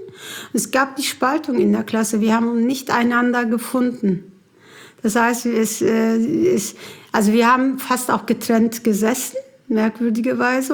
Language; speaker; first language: German; early bilingual, other home language; Kurdish